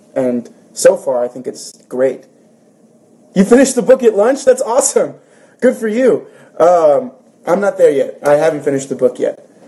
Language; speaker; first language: English; early bilingual, other home language; Spanish